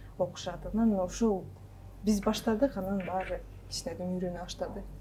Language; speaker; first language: Kyrgyz; non-native, local second language; Russian